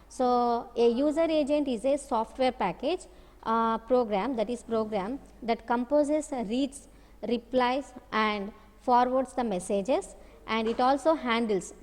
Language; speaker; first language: English; non-native, local second language; Telugu